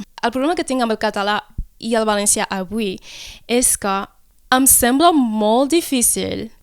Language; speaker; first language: Catalan; non-native, local second language; French